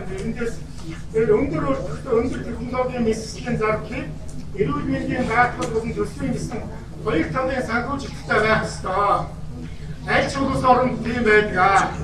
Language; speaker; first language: Mongolian; native; Mongolian